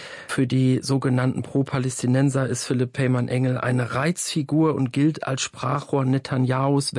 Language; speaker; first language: German; native; German